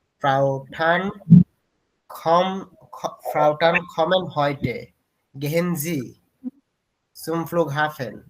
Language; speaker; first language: German; non-native, learner; Bangla